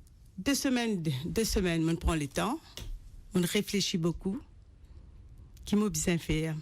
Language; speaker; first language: French; non-native, local second language; Morisyen